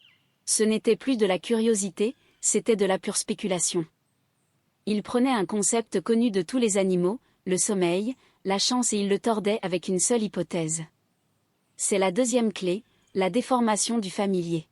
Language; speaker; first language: French; native; French